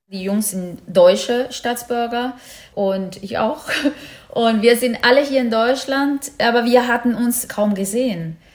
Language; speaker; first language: German; non-native, fluent; Spanish